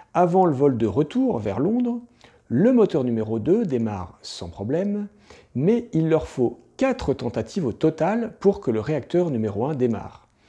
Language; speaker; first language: French; native; French